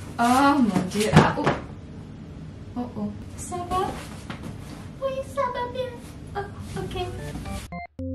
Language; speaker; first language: French; non-native, learner; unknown